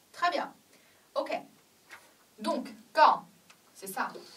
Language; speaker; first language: French; non-native, fluent; Chinese